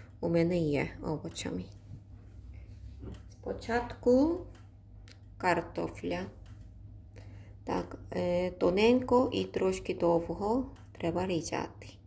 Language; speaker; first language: Ukrainian; non-native, learner; Korean